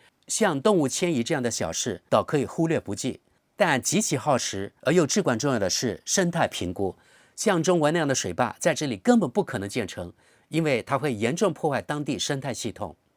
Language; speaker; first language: Chinese; native; Chinese